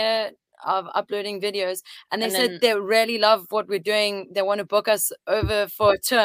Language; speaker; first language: English; early bilingual, other home language; French